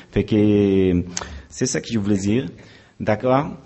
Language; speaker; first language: French; non-native, fluent; Spanish